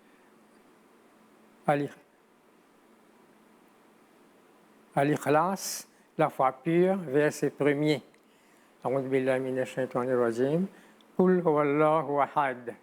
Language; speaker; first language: French; non-native, local second language; Morisyen